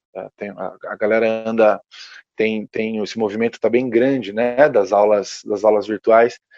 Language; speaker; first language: Portuguese; native; Portuguese